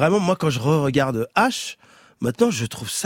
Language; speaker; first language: French; native; French